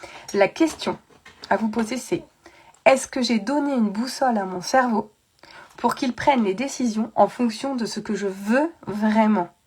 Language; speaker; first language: French; native; French